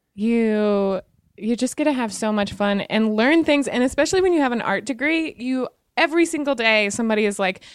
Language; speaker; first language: English; native; English